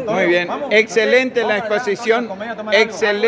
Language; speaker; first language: Spanish; native; Spanish